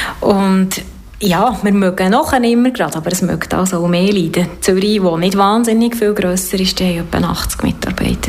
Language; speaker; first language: German; native; German